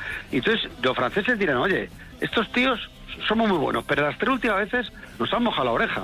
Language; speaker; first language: Spanish; native; Spanish